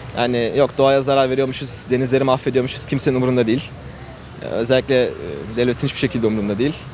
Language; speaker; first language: Turkish; native; Turkish